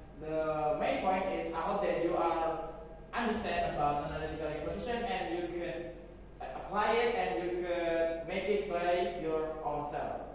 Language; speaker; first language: English; non-native, fluent; Indonesian